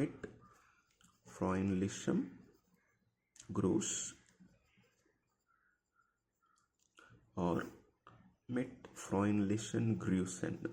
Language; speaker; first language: German; non-native, fluent; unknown